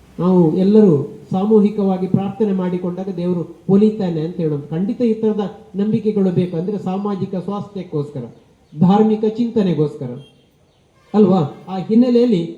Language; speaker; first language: Kannada; non-native, local second language; Tulu